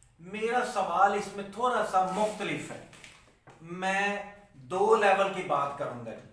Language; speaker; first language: Urdu; non-native, local second language; Punjabi